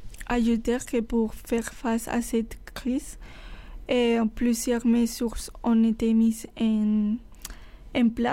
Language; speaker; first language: French; non-native, fluent; Spanish